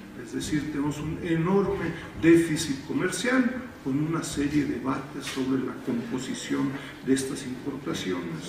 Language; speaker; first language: Spanish; native; Spanish